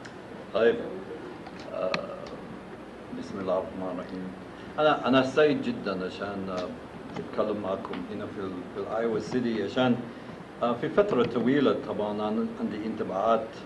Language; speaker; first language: Arabic; non-native, fluent; English